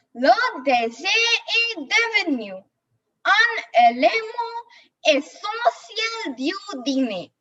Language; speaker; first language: French; non-native, learner; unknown